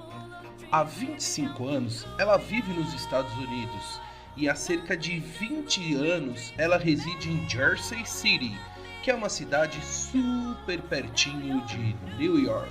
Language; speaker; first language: Portuguese; native; Portuguese